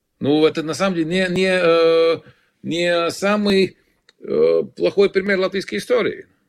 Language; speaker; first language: Russian; non-native, local second language; Latvian